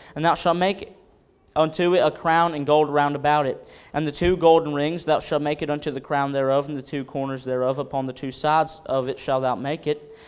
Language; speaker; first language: English; native; English